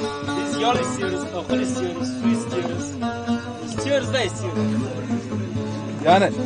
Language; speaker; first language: Turkish; non-native, local second language; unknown